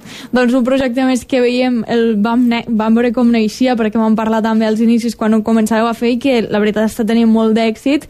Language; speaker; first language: Catalan; native; Catalan